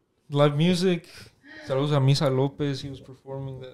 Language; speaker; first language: English; early bilingual, other home language; Spanish